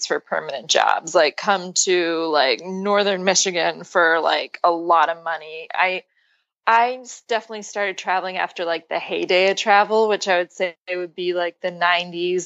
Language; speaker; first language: English; native; English